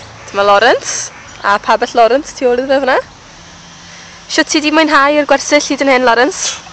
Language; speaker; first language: Welsh; native; Welsh